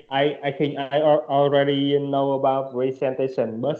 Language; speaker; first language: English; non-native, learner; Vietnamese